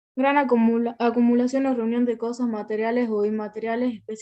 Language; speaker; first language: Spanish; native; Spanish